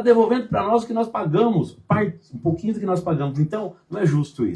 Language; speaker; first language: Portuguese; native; Portuguese